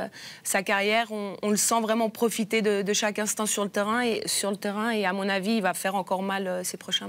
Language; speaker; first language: French; native; French